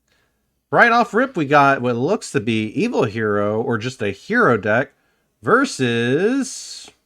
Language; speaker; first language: English; native; English